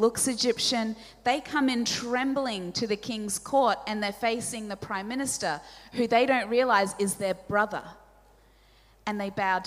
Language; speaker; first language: English; non-native, local second language; Polish